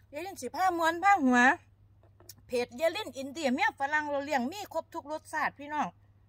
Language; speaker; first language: Thai; native; Thai